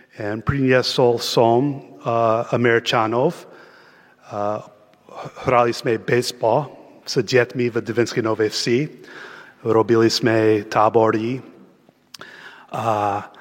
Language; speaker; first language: Slovak; non-native, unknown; English